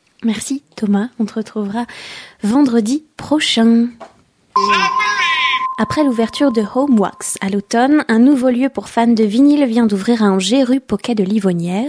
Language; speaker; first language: French; native; French